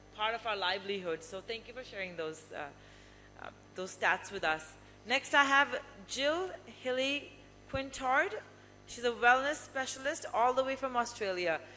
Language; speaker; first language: English; native; English